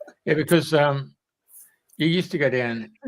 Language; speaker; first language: English; native; English